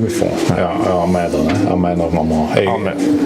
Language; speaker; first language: French; non-native, learner; Dutch